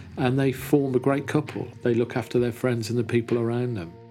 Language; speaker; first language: English; native; English